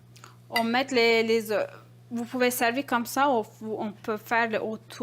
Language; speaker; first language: French; non-native, learner; Turkish